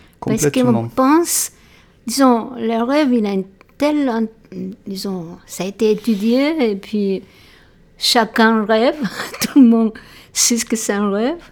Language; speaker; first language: French; non-native, fluent; Spanish